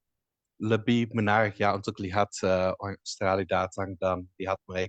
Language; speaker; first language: Indonesian; non-native, fluent; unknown